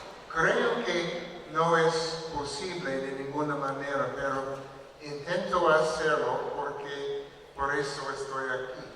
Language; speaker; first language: Spanish; non-native, learner; English